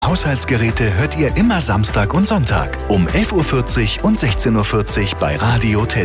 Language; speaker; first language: German; native; German